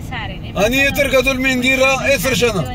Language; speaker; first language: Hebrew; non-native, fluent; Nepali